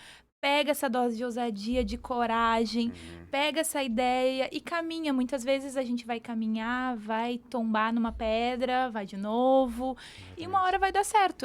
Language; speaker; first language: Portuguese; native; Portuguese